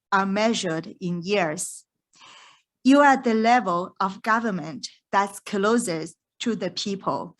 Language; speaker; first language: English; non-native, fluent; Chinese